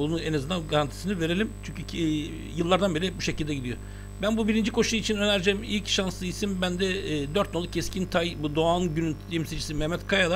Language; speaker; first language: Turkish; native; Turkish